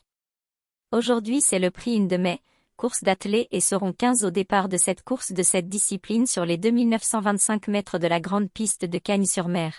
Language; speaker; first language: French; native; French